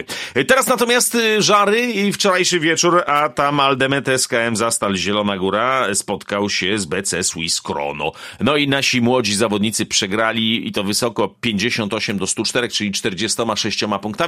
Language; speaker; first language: Polish; native; Polish